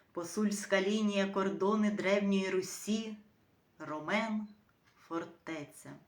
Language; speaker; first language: Ukrainian; native; Ukrainian